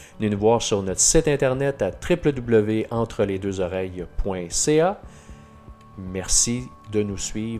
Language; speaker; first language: French; native; French